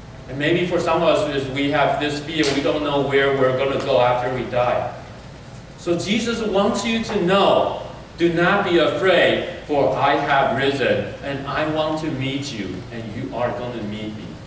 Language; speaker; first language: English; early bilingual, other home language; Chinese